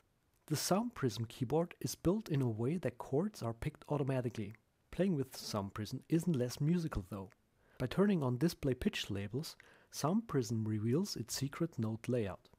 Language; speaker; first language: English; non-native, fluent; German